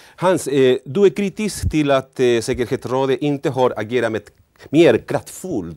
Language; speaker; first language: Swedish; non-native, learner; Spanish